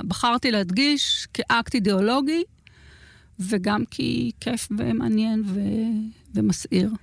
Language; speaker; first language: Hebrew; native; Hebrew